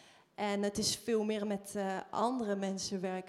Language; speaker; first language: Dutch; non-native, fluent; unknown